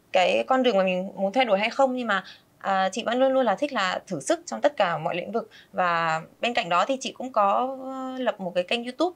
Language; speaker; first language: Vietnamese; early bilingual, other home language; Spanish